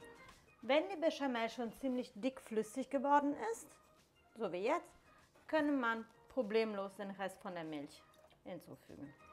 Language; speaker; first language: German; non-native, fluent; Italian